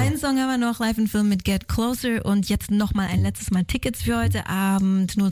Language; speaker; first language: German; native; German